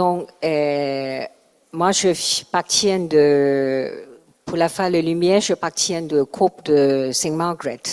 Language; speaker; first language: French; non-native, learner; Chinese